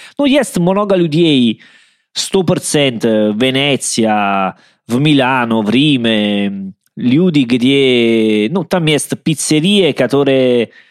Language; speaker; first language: Russian; non-native, learner; Italian